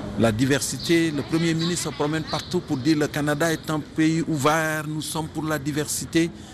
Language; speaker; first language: French; non-native, local second language; Wolof